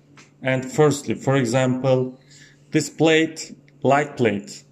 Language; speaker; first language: English; non-native, learner; Turkish